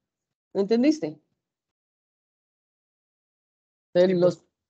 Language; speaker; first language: Spanish; native; Spanish